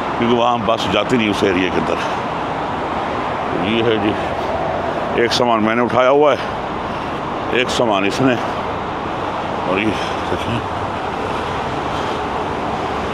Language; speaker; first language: Urdu; non-native, local second language; Punjabi